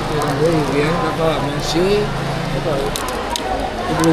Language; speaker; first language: French; non-native, learner; Thai